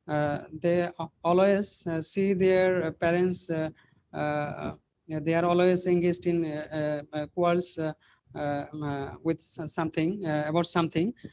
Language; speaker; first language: English; non-native, learner; Bangla